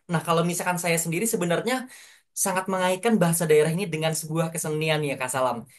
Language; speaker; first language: Indonesian; native; Indonesian